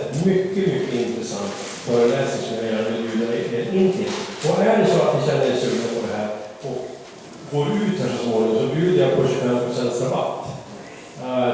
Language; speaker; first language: Swedish; native; Swedish